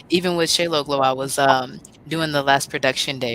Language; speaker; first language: English; native; English